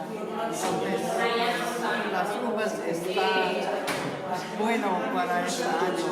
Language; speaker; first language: Spanish; non-native, learner; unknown